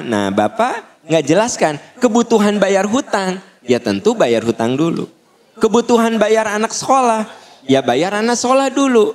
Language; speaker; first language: Indonesian; non-native, local second language; Sundanese